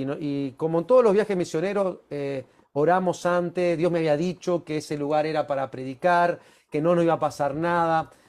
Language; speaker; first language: Spanish; native; Spanish